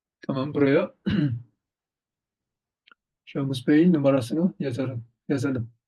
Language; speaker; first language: Turkish; non-native, fluent; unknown